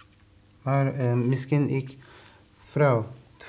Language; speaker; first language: Dutch; non-native, learner; Turkish